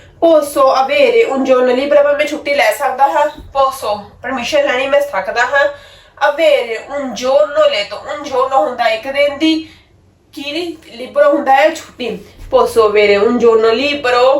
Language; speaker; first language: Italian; non-native, learner; Punjabi